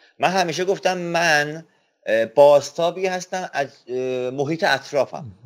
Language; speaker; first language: Persian; non-native, local second language; Azerbaijani